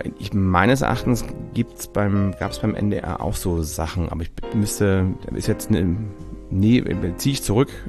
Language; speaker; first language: German; native; German